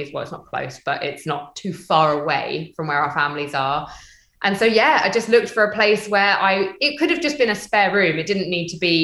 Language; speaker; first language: English; native; English